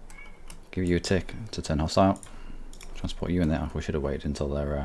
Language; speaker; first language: English; native; English